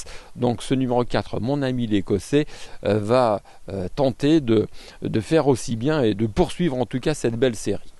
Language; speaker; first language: French; native; French